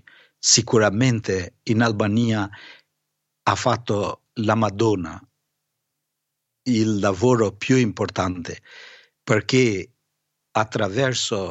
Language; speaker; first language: Italian; non-native, fluent; Albanian